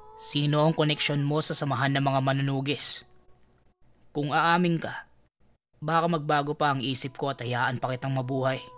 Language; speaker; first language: Filipino; native; Filipino